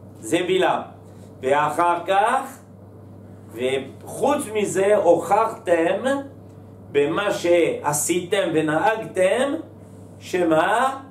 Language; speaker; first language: Hebrew; native; Hebrew